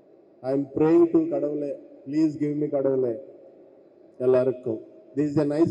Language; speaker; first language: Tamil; non-native, learner; Telugu